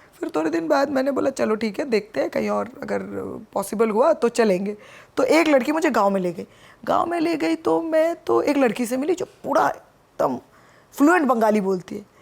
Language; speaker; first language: Hindi; non-native, local second language; Bangla